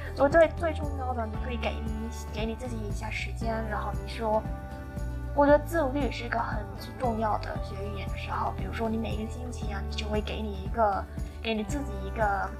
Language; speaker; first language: Chinese; non-native, fluent; Cantonese